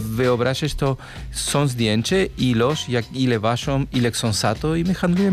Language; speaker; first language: Polish; non-native, learner; Spanish